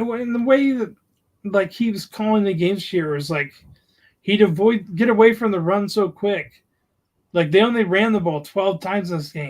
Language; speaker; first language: English; native; English